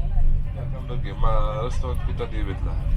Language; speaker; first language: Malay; non-native, fluent; Arabic